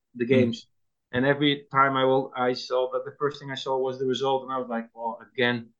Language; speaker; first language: English; non-native, fluent; Dutch